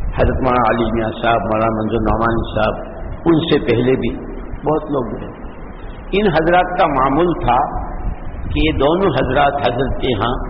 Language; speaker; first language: Urdu; native; Urdu